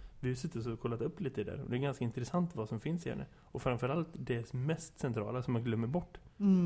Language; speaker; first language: Swedish; native; Swedish